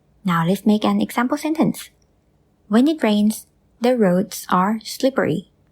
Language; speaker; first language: English; non-native, fluent; Thai